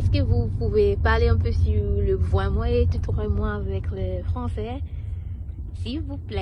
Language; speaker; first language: French; non-native, learner; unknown